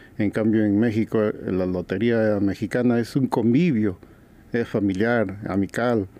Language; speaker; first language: Spanish; native; Spanish